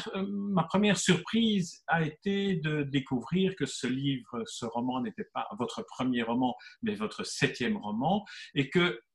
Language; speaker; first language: French; native; French